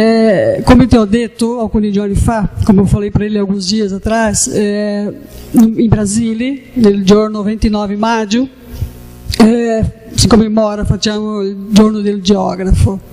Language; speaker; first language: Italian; non-native, learner; Portuguese